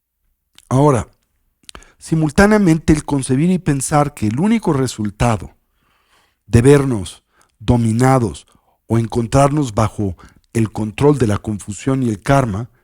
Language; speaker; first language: Spanish; native; Spanish